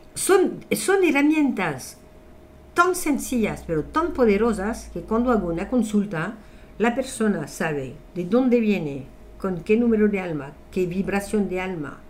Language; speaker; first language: Spanish; non-native, fluent; French